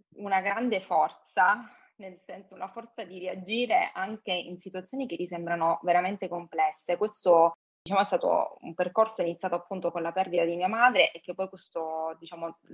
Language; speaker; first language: Italian; native; Italian